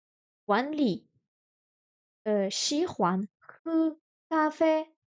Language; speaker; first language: Chinese; non-native, learner; French